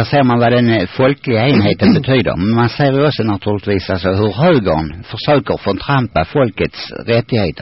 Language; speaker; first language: Swedish; native; Swedish